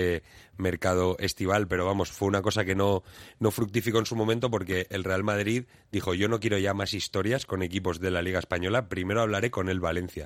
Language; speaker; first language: Spanish; native; Spanish